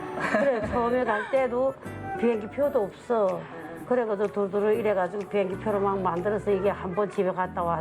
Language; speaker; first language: Korean; non-native, fluent; Chinese